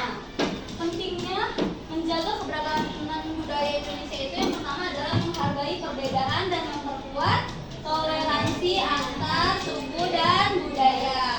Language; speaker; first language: Indonesian; native; Indonesian